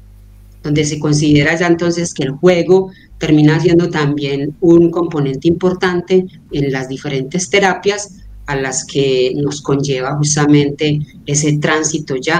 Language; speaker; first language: Spanish; native; Spanish